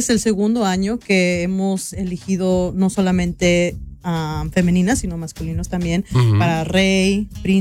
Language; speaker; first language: Spanish; early bilingual, heritage; Spanish